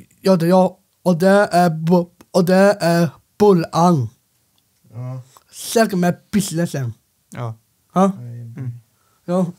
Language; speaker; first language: Swedish; non-native, learner; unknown